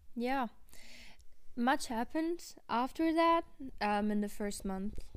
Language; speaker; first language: English; non-native, fluent; German